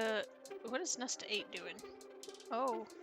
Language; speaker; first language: English; native; English